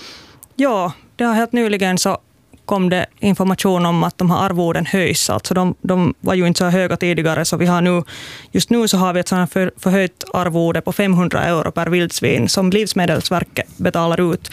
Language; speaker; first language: Swedish; native; Swedish